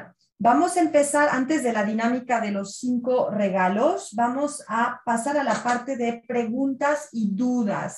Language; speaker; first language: Spanish; native; Spanish